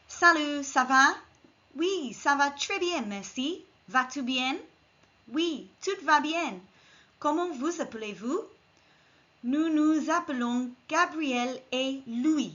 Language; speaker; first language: French; non-native, fluent; English